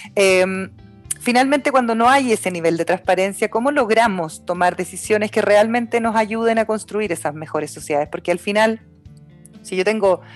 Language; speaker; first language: Spanish; native; Spanish